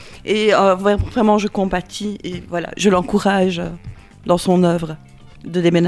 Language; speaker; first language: French; native; French